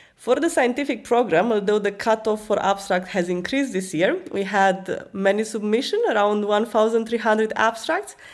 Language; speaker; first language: English; non-native, fluent; Romanian